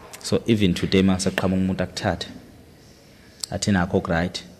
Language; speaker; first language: Zulu; native; Zulu